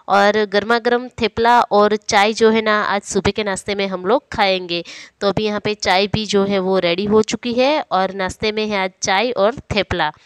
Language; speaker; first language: Hindi; non-native, local second language; Gujarati